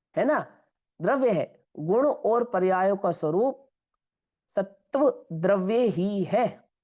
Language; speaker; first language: Hindi; non-native, local second language; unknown